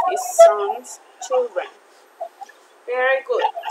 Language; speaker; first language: English; non-native, fluent; Spanish